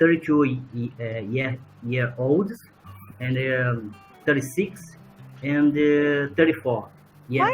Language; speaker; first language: English; non-native, learner; Portuguese